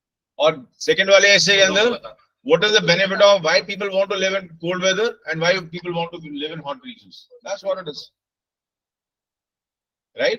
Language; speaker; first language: English; non-native, local second language; Hindi